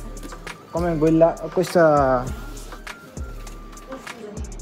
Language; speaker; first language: Italian; non-native, learner; Bangla